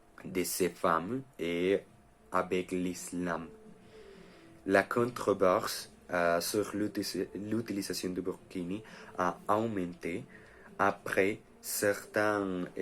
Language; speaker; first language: French; non-native, learner; Spanish